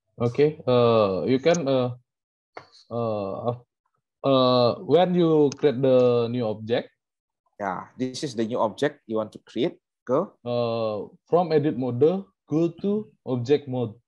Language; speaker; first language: English; non-native, learner; Indonesian